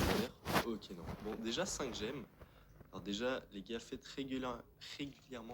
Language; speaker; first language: French; native; French